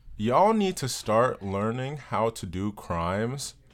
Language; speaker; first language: English; early bilingual, other home language; Yoruba